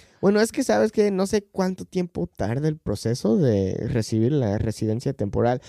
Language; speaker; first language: Spanish; non-native, fluent; English